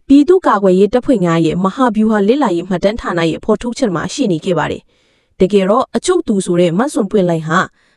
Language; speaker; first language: Burmese; native; Burmese